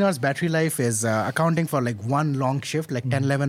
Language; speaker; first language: English; non-native, local second language; Hindi